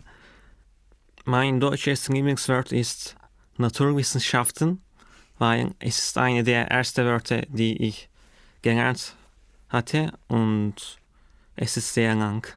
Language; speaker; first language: German; non-native, learner; Turkish